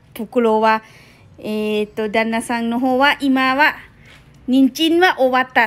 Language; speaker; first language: Japanese; non-native, learner; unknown